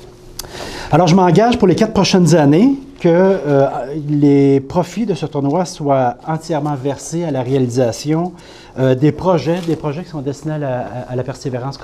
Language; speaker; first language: French; native; French